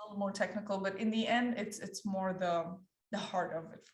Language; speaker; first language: English; early bilingual, other home language; Persian